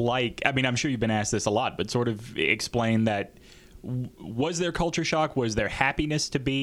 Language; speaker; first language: English; native; English